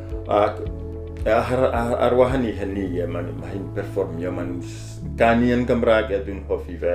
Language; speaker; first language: Welsh; non-native, learner; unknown